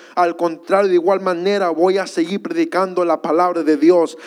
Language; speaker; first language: Spanish; early bilingual, heritage; Spanish